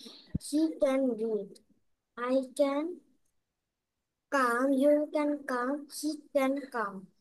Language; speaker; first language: English; non-native, learner; Bangla